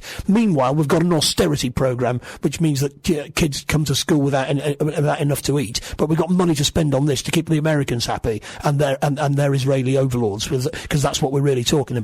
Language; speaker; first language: English; native; English